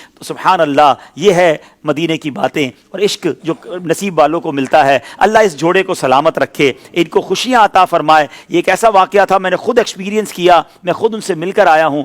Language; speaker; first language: Urdu; native; Urdu